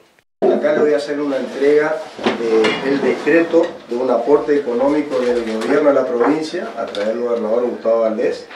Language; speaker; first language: Spanish; native; Spanish